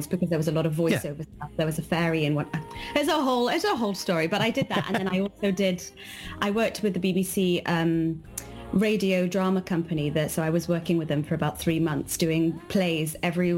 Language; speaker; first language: English; native; English